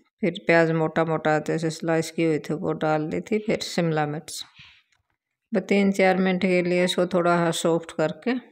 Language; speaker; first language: Hindi; native; Hindi